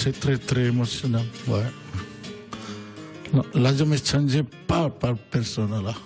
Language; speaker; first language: French; non-native, fluent; Spanish